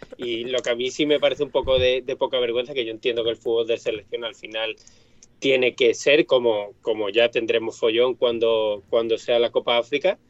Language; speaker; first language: Spanish; native; Spanish